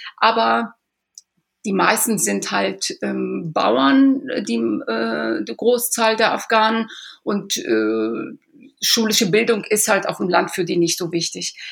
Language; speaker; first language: German; early bilingual, other home language; Persian